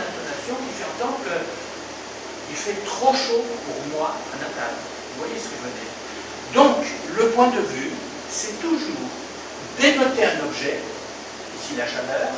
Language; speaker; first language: French; native; French